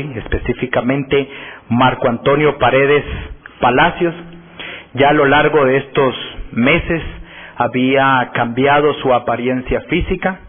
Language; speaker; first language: Spanish; native; Spanish